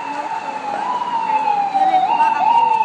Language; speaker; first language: Hebrew; non-native, learner; English